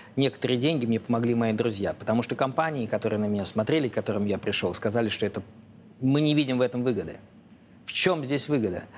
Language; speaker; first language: Russian; native; Russian